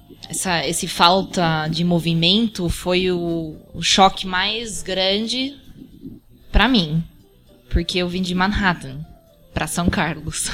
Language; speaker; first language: Portuguese; early bilingual, heritage; Portuguese